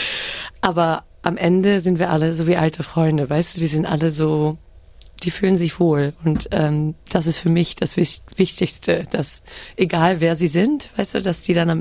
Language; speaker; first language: German; early bilingual, heritage; German